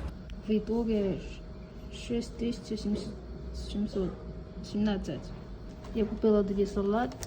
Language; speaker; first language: Russian; non-native, learner; Korean